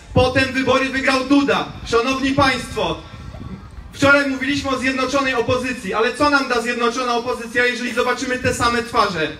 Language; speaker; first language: Polish; early bilingual, heritage; Polish